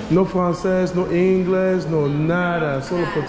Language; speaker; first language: Portuguese; non-native, learner; English